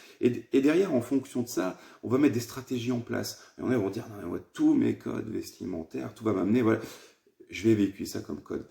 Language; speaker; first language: French; native; French